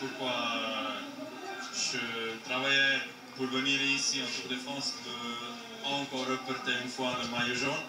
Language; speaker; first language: French; non-native, learner; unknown